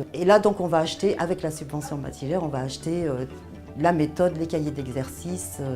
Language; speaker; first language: French; native; French